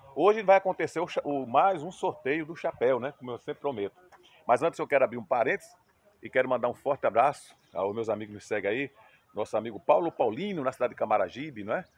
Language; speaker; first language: Portuguese; native; Portuguese